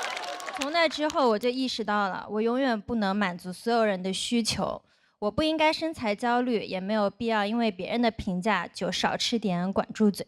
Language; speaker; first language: Chinese; native; Chinese